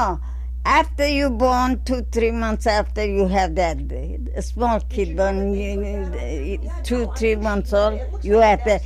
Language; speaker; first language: English; non-native, learner; Armenian